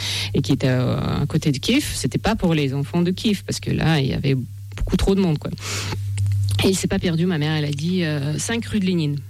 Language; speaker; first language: French; non-native, fluent; Russian